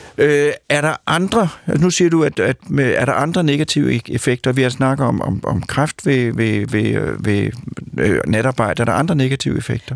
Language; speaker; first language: Danish; native; Danish